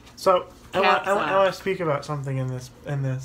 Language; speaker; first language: English; native; English